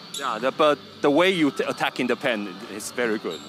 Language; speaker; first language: English; non-native, learner; Chinese